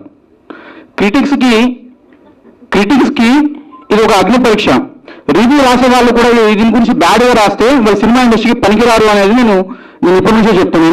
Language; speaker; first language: Telugu; native; Telugu